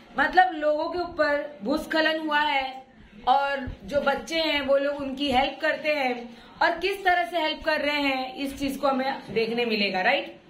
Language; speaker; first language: Hindi; non-native, local second language; Marathi